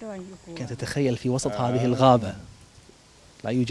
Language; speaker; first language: Arabic; native; Arabic